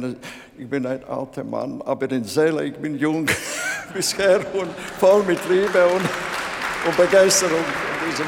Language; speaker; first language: German; non-native, fluent; Latvian